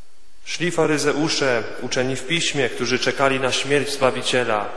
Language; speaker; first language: Polish; native; Polish